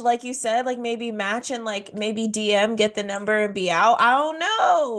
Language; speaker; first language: English; native; English